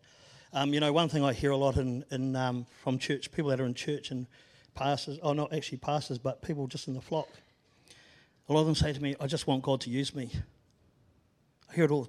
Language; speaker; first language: English; native; English